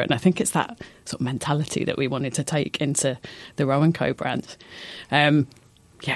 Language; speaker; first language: English; native; English